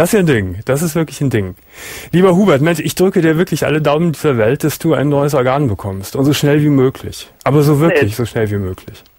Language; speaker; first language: German; native; German